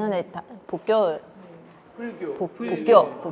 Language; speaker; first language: Korean; non-native, learner; Chinese